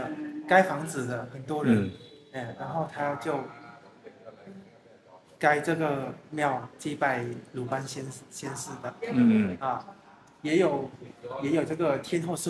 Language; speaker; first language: Chinese; early bilingual, heritage; Chinese